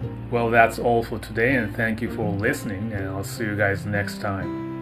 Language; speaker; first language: English; non-native, fluent; Japanese